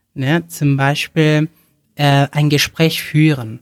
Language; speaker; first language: German; non-native, fluent; Spanish